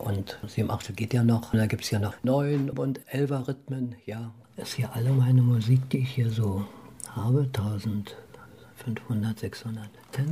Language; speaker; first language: German; native; German